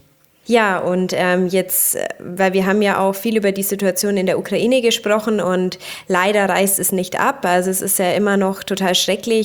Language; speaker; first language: German; native; German